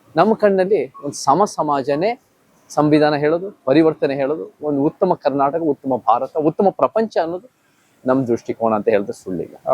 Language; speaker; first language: Kannada; early bilingual, heritage; Kannada